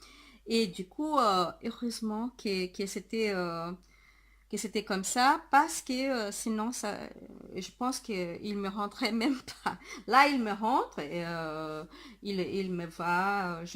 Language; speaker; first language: French; non-native, fluent; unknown